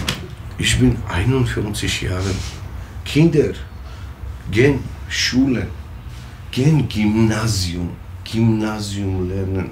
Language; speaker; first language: German; non-native, learner; Georgian